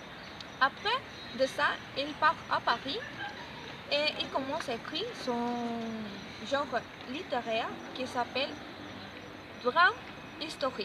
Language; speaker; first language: French; non-native, learner; Spanish